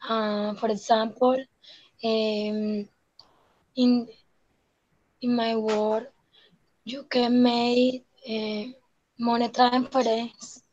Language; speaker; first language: English; non-native, learner; Spanish